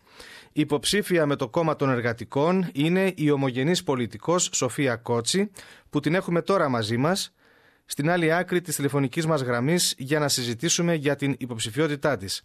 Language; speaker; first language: Greek; native; Greek